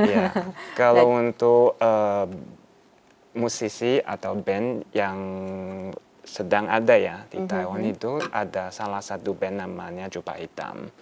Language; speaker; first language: Indonesian; non-native, fluent; Chinese